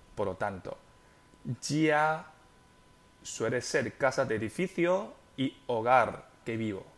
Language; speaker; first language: Spanish; non-native, fluent; Chinese